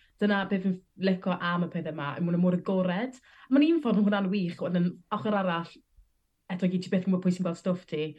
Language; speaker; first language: Welsh; native; Welsh